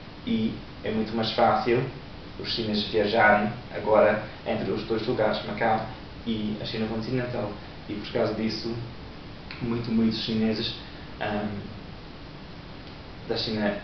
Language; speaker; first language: Portuguese; non-native, learner; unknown